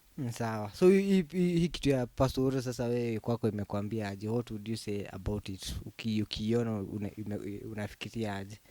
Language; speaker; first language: Swahili; native; Swahili